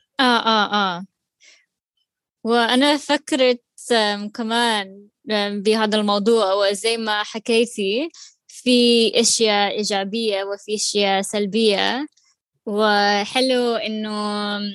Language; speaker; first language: Arabic; non-native, learner; English